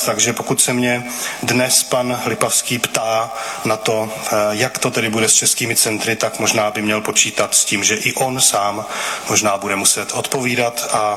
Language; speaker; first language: Czech; native; Czech